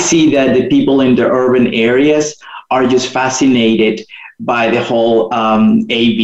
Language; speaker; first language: English; non-native, fluent; Spanish